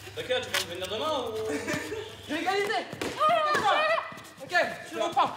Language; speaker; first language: French; native; French